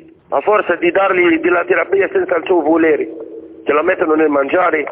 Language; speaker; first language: Italian; non-native, fluent; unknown